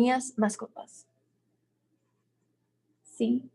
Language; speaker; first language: Spanish; non-native, fluent; English